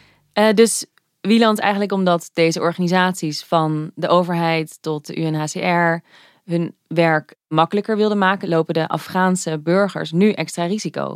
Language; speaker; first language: Dutch; native; Dutch